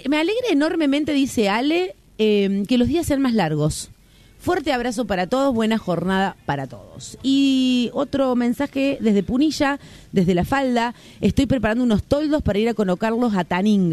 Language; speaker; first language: Spanish; native; Spanish